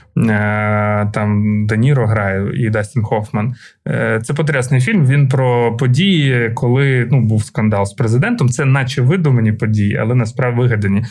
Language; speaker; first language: Ukrainian; non-native, local second language; Russian